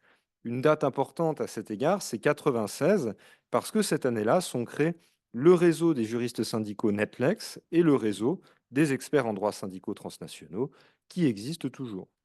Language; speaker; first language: French; native; French